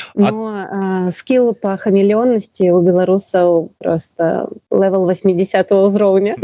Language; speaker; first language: Belarusian; non-native, local second language; Russian